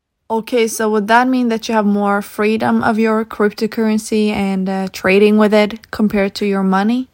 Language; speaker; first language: English; non-native, fluent; Swedish